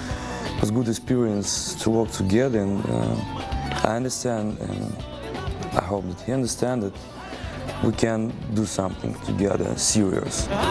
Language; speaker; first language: English; non-native, learner; Russian